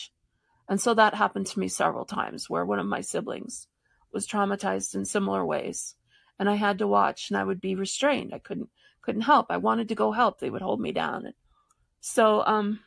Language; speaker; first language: English; native; English